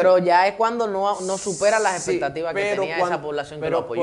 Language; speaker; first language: Spanish; native; Spanish